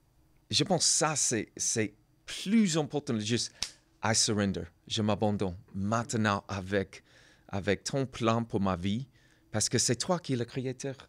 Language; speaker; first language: French; non-native, learner; English